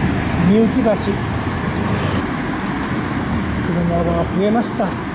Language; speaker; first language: Japanese; native; Japanese